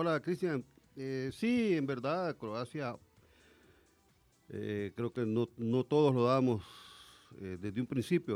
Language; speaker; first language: Spanish; native; Spanish